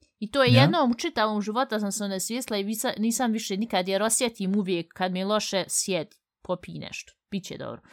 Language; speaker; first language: Bosnian; early bilingual, heritage; Bosnian